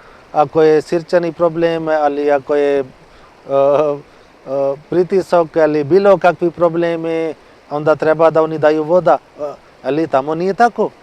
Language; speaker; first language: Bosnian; non-native, learner; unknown